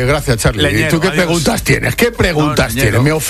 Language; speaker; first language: Spanish; native; Spanish